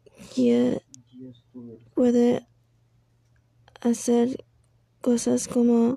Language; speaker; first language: Spanish; non-native, learner; English